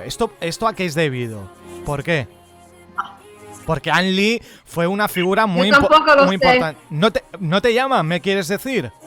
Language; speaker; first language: Spanish; native; Spanish